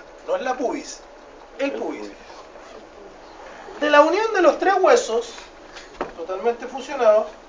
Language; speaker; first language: Spanish; native; Spanish